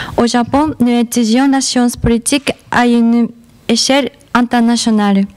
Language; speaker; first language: French; non-native, fluent; Japanese